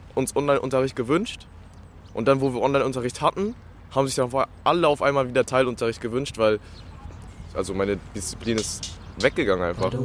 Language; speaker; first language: German; early bilingual, other home language; Vietnamese